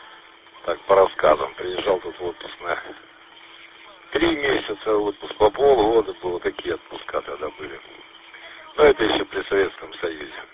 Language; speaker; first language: Russian; native; Russian